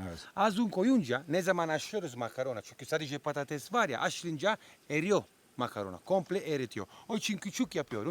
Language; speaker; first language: Turkish; non-native, fluent; Italian